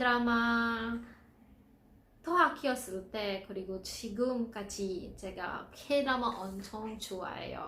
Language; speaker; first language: Korean; non-native, learner; Filipino